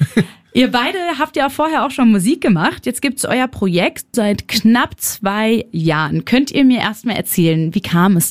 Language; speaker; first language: German; native; German